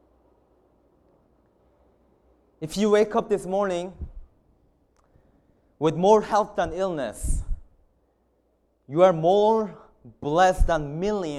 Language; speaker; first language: English; non-native, fluent; Korean